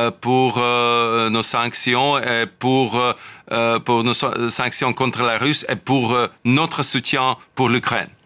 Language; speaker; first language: French; non-native, fluent; Slovak